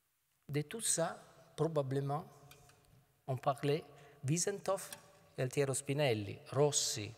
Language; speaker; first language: French; non-native, fluent; Italian